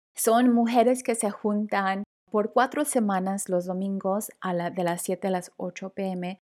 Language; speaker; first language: Spanish; early bilingual, heritage; Spanish